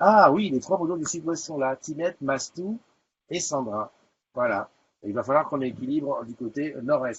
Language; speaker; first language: French; native; French